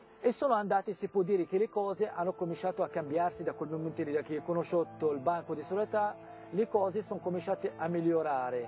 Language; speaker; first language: Italian; non-native, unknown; Arabic